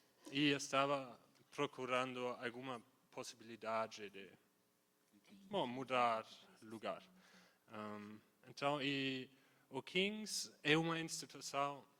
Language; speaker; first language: Portuguese; non-native, fluent; German